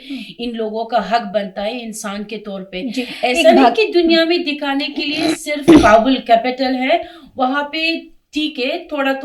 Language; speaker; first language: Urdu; non-native, fluent; Persian